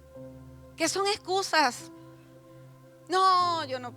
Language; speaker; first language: Spanish; native; Spanish